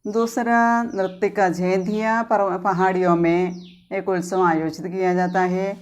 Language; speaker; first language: Hindi; non-native, local second language; Malayalam